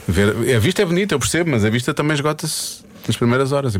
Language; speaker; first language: Portuguese; native; Portuguese